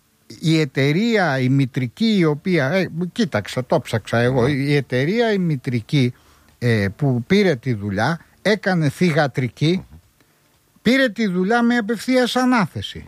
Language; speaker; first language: Greek; native; Greek